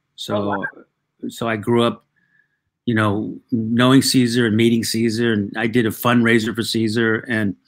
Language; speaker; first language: English; early bilingual, other home language; Spanish